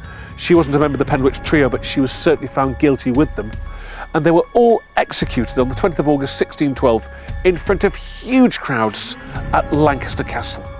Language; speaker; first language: English; native; English